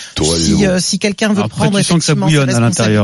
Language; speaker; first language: French; native; French